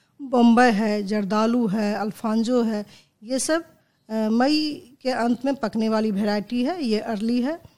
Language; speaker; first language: Hindi; native; Hindi